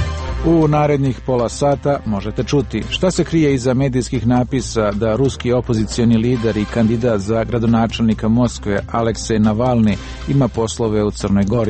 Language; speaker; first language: Serbian; native; Serbian